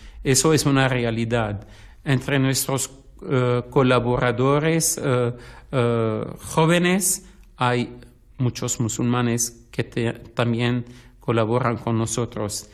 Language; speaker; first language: Spanish; non-native, fluent; Arabic